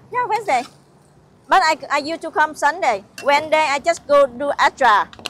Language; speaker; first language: English; non-native, learner; Vietnamese